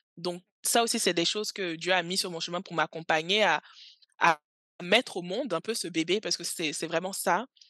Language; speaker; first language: French; early bilingual, other home language; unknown